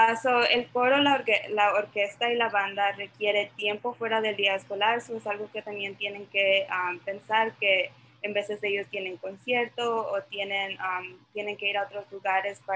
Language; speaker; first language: Spanish; early bilingual, other home language; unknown